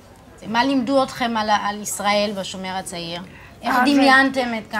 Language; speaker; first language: Hebrew; native; Hebrew